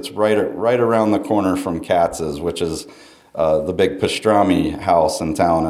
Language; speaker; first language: English; native; English